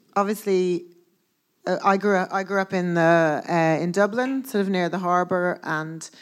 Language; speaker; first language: English; native; English